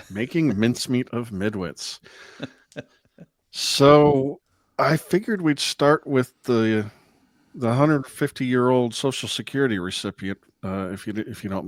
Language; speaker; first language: English; native; English